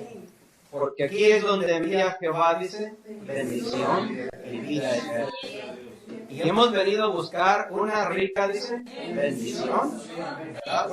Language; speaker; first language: Spanish; native; Spanish